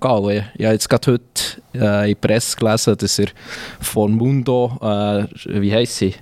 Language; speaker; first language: German; native; German